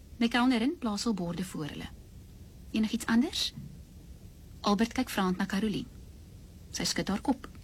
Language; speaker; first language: Afrikaans; native; Afrikaans